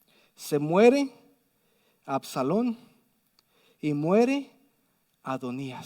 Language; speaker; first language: Spanish; native; Spanish